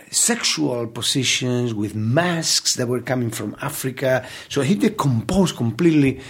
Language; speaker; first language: English; non-native, fluent; Spanish